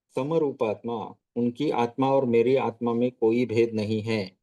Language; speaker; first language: Hindi; non-native, local second language; Marathi